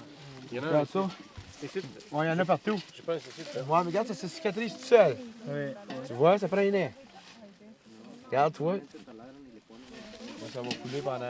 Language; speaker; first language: French; native; French